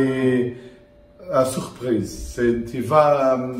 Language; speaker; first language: French; non-native, learner; Portuguese